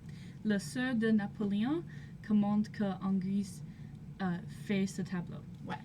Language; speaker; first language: French; non-native, learner; English